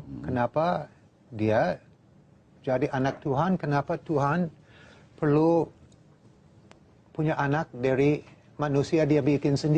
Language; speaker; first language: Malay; non-native, fluent; English